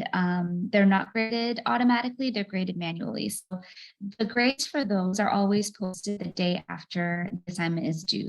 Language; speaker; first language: English; native; English